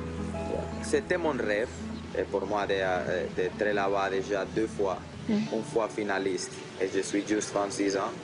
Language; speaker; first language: French; non-native, fluent; Spanish